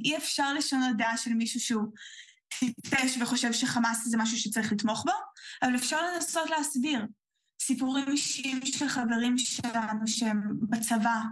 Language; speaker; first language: Hebrew; early bilingual, heritage; Hebrew